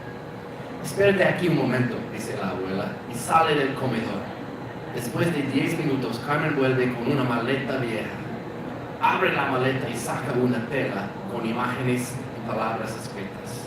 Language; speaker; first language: Spanish; non-native, fluent; English